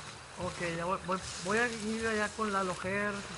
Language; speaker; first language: Spanish; native; Spanish